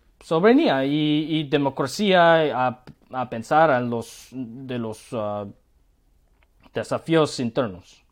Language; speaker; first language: Spanish; non-native, learner; Korean